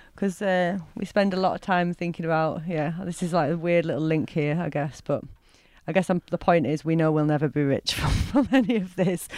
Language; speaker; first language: English; native; English